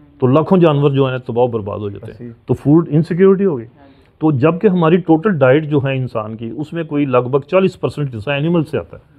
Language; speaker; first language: Urdu; non-native, local second language; Punjabi